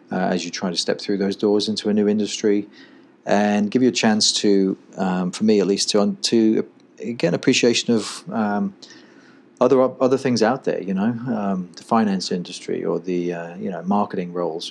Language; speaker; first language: English; native; English